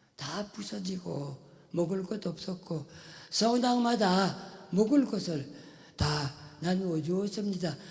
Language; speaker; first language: Korean; non-native, fluent; French